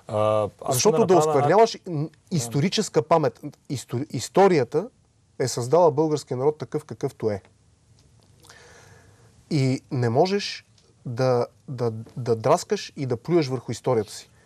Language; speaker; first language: Bulgarian; native; Bulgarian